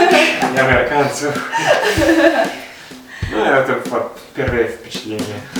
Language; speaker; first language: Russian; non-native, learner; English